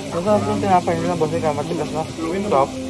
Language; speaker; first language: Filipino; native; Filipino